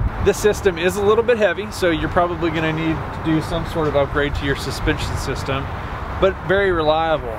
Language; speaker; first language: English; native; English